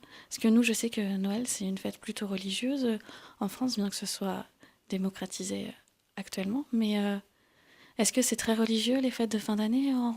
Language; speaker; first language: French; native; French